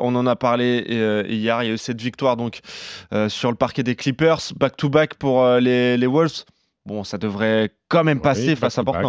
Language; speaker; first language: French; native; French